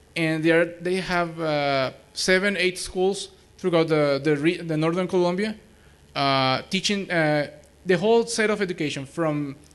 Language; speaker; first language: English; non-native, fluent; Spanish